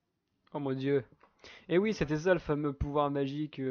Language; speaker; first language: French; native; French